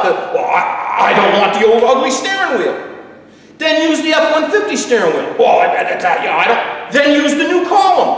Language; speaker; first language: English; native; English